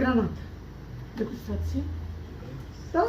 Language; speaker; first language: Polish; non-native, learner; Greek